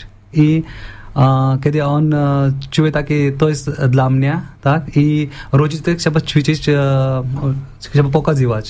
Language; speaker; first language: Polish; non-native, learner; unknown